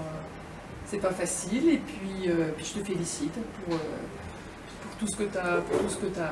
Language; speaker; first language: French; native; French